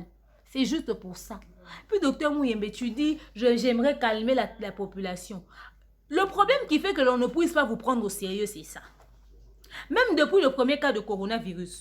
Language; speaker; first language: French; non-native, local second language; Lingala